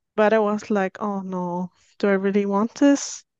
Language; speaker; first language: English; non-native, fluent; Arabic